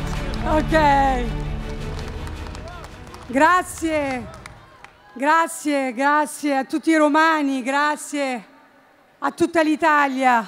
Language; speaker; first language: Italian; non-native, fluent; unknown